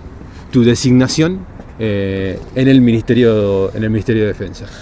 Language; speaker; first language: Spanish; native; Spanish